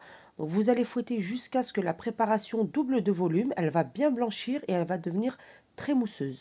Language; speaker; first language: French; native; French